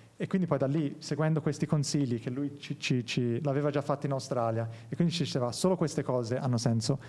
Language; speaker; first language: Italian; native; Italian